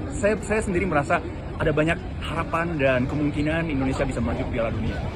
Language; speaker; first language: Indonesian; non-native, fluent; Japanese